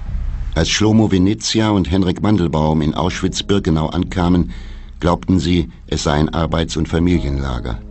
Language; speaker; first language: German; native; German